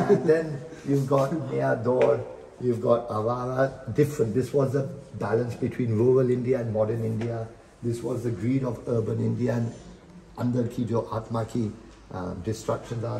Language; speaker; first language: English; non-native, local second language; Hindi